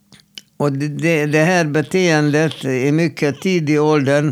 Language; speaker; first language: Swedish; non-native, fluent; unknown